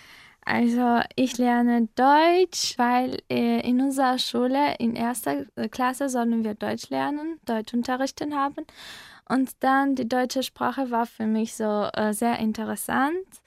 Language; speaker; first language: German; non-native, learner; Armenian